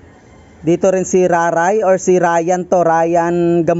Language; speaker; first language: Filipino; native; Filipino